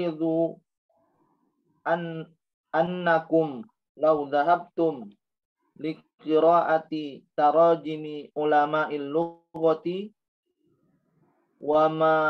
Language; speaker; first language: Arabic; non-native, learner; Indonesian